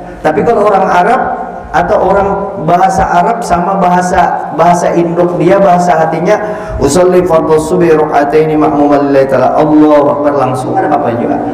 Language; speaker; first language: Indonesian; non-native, local second language; Banjar